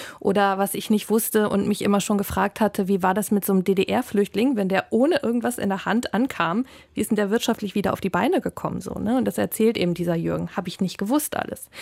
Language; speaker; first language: German; native; German